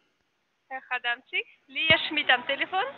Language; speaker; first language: German; non-native, learner; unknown